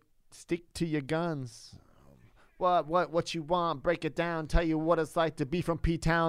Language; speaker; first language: English; native; English